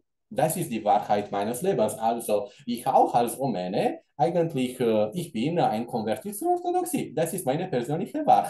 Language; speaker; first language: German; non-native, fluent; Romanian